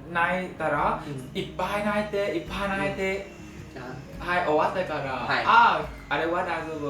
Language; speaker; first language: Japanese; non-native, learner; Vietnamese